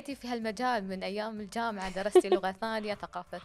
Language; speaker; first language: Arabic; native; Arabic